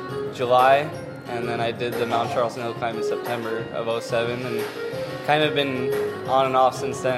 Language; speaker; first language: English; native; English